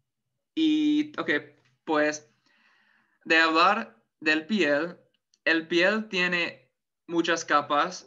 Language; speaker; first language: Spanish; non-native, fluent; English